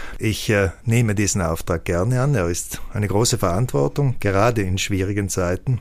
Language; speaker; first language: German; native; German